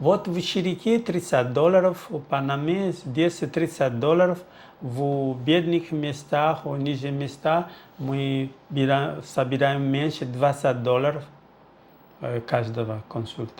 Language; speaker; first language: Russian; non-native, fluent; Portuguese